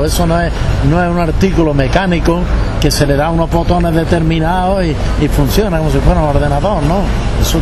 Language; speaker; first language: Spanish; native; Spanish